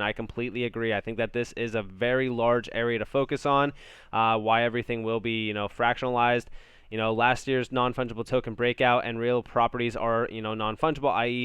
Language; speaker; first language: English; native; English